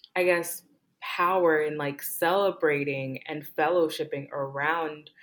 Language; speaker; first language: English; early bilingual, other home language; Haitian Creole